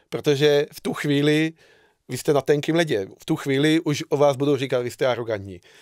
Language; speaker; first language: Czech; non-native, fluent; Hungarian